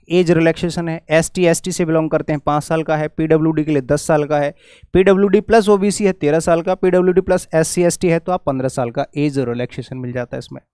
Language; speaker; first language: Hindi; native; Hindi